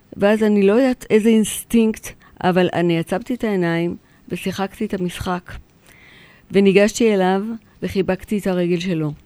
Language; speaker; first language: Hebrew; early bilingual, other home language; Polish